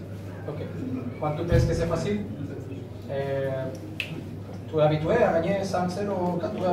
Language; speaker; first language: French; non-native, learner; Spanish